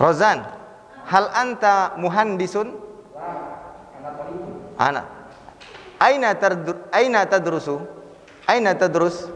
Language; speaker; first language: Arabic; non-native, fluent; Indonesian